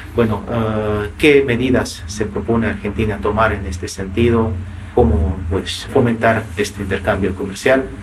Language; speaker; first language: Spanish; non-native, fluent; Russian